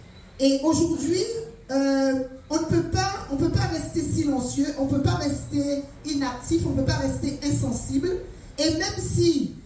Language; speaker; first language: French; native; French